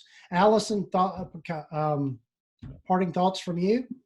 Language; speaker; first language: English; native; English